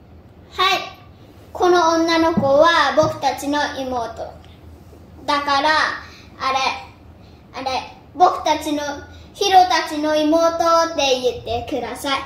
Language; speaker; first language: Japanese; early bilingual, heritage; Japanese